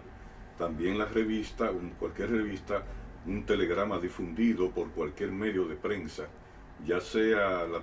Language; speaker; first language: Spanish; native; Spanish